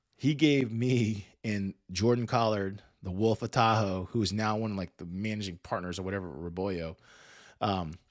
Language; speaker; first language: English; native; English